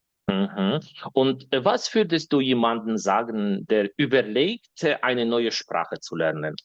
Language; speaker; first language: German; non-native, fluent; Polish